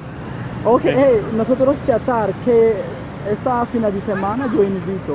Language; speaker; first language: Spanish; non-native, learner; English